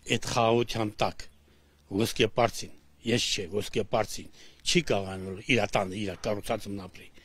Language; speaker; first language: Armenian; native; Armenian